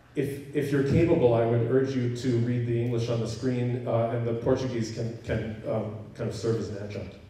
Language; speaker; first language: English; native; English